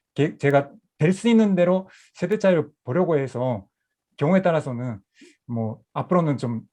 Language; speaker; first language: Korean; non-native, fluent; Japanese